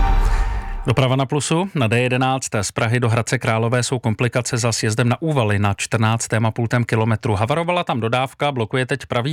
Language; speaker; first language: Czech; native; Czech